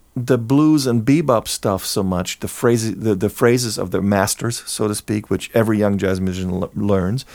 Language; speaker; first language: English; non-native, fluent; German